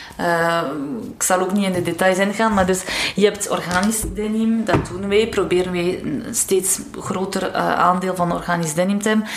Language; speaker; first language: Dutch; non-native, local second language; French